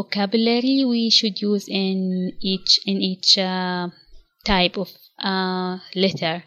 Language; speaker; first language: English; non-native, local second language; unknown